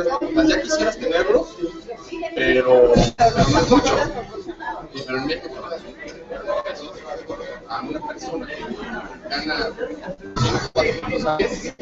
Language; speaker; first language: Spanish; native; Spanish